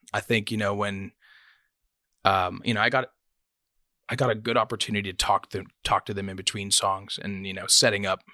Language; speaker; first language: English; native; English